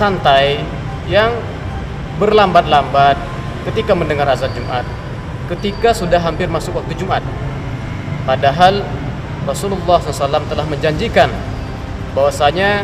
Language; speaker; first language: Indonesian; native; Indonesian